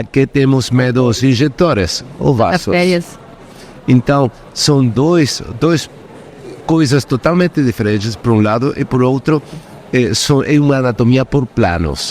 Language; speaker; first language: Portuguese; non-native, fluent; Spanish